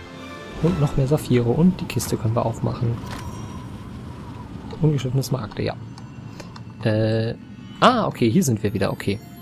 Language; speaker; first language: German; native; German